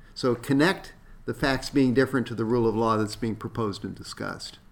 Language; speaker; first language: English; native; English